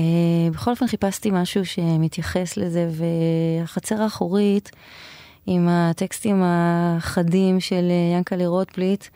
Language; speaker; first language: Hebrew; native; Hebrew